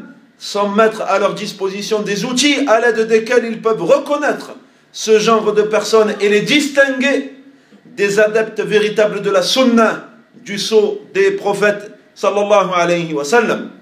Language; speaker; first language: French; native; French